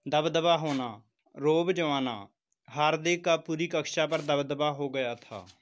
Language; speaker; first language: Hindi; non-native, local second language; Punjabi